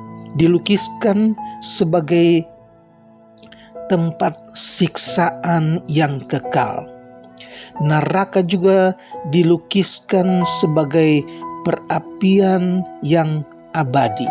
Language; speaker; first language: Indonesian; native; Indonesian